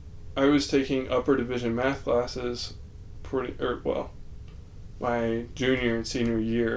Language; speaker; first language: English; native; English